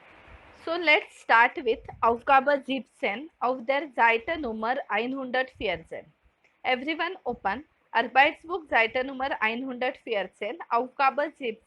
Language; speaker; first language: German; non-native, fluent; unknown